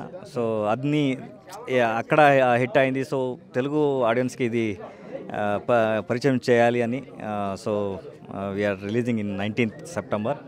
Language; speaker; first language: Telugu; non-native, learner; Kannada